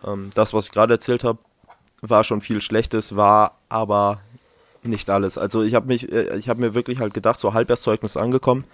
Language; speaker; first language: German; non-native, fluent; Romanian